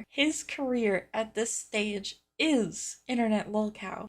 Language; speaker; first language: English; native; English